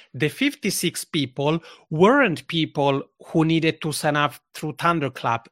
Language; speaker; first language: English; non-native, fluent; Italian